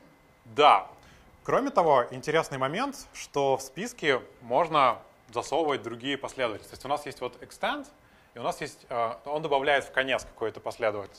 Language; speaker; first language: Russian; native; Russian